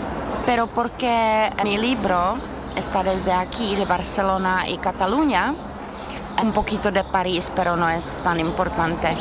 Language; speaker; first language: Spanish; non-native, learner; Czech